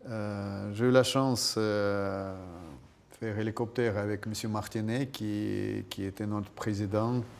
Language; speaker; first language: French; non-native, fluent; Russian